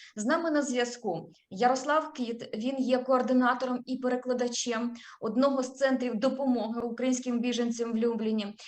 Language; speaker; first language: Ukrainian; native; Ukrainian